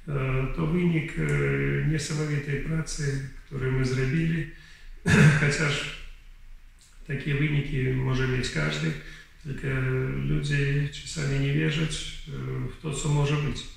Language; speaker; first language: Polish; non-native, learner; Russian